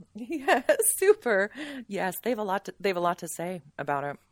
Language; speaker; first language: English; native; English